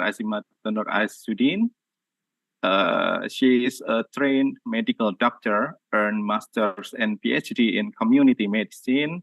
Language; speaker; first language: English; non-native, learner; Indonesian